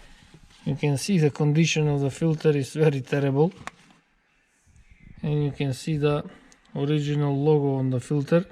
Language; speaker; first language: English; non-native, fluent; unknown